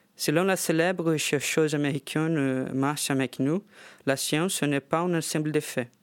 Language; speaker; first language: French; non-native, fluent; Portuguese